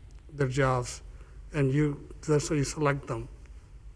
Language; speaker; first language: English; non-native, fluent; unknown